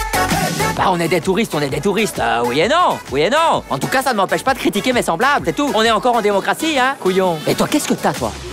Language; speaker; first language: French; native; French